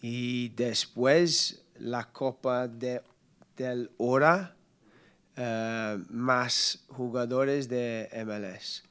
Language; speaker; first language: Spanish; non-native, learner; English